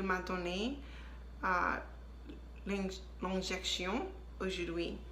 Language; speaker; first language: French; non-native, learner; English